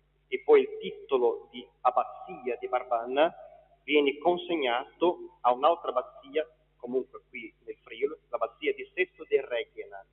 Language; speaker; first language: Italian; non-native, fluent; Portuguese